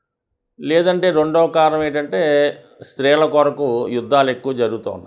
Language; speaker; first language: Telugu; native; Telugu